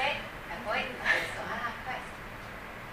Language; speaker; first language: Italian; non-native, learner; Chinese